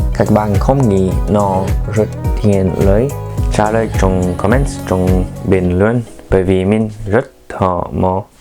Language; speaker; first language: Vietnamese; non-native, learner; French